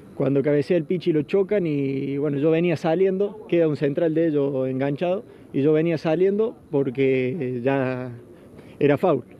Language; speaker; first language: Spanish; native; Spanish